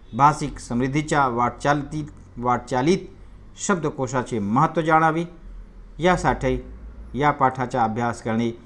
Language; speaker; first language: Marathi; non-native, local second language; Hindi